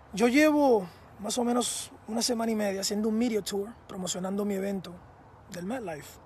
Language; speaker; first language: Spanish; early bilingual, heritage; Spanish